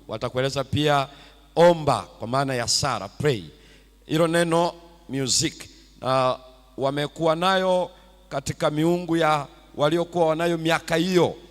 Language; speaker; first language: Swahili; native; Swahili